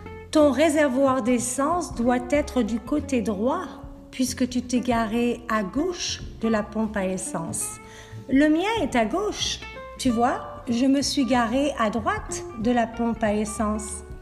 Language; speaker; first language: French; native; French